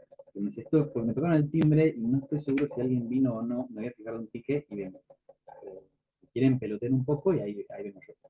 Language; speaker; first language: Spanish; native; Spanish